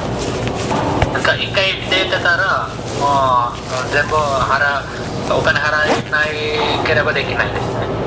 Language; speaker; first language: Japanese; non-native, learner; Telugu